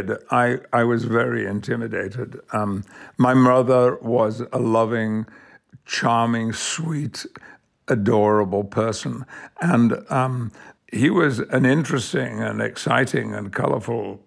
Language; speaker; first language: English; native; English